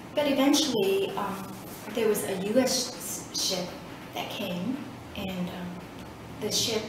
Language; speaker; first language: English; early bilingual, other home language; Vietnamese